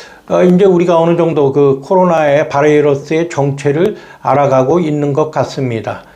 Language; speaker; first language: Korean; native; Korean